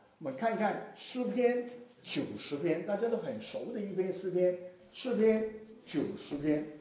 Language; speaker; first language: Chinese; non-native, local second language; Cantonese